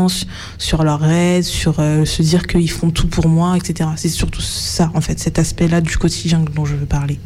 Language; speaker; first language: French; native; French